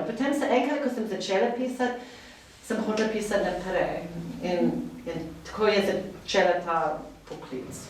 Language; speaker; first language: Slovenian; non-native, fluent; English